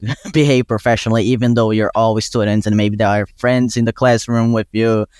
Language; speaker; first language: English; non-native, fluent; Portuguese